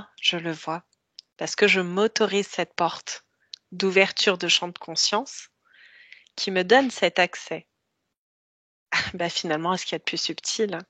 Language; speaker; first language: French; native; French